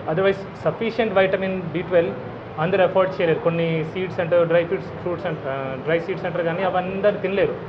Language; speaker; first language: Telugu; non-native, fluent; Hindi